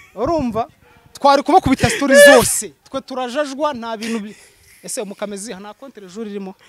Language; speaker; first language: Kinyarwanda; native; Kinyarwanda